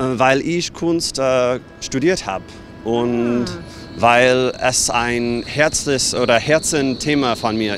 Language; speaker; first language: German; non-native, learner; English